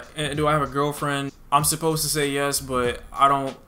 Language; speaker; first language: English; native; English